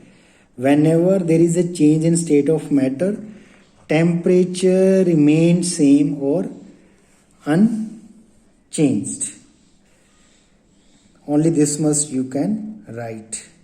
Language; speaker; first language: English; non-native, local second language; Hindi